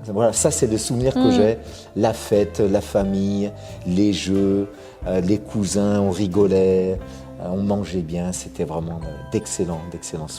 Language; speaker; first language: French; native; French